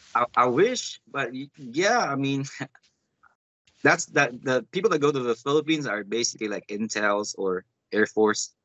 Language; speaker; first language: English; non-native, local second language; Cebuano